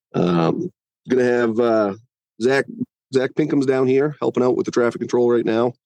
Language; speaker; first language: English; native; English